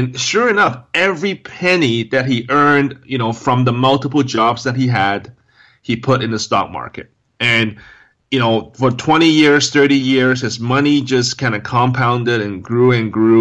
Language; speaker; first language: English; non-native, local second language; Cantonese